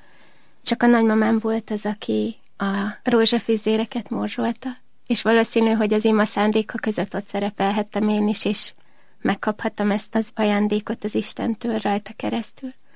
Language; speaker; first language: Hungarian; native; Hungarian